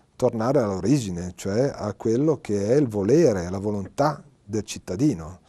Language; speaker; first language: Italian; native; Italian